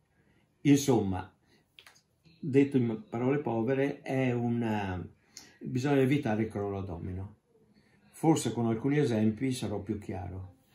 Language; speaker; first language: Italian; native; Italian